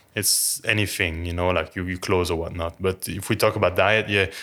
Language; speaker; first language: English; non-native, fluent; French